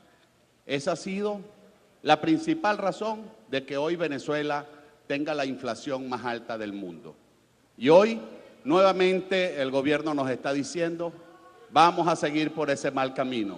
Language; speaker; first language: Spanish; native; Spanish